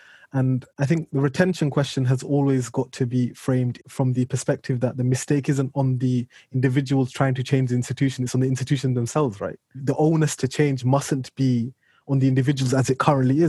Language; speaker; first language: English; native; English